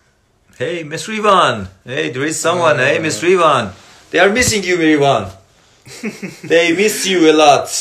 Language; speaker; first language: English; non-native, learner; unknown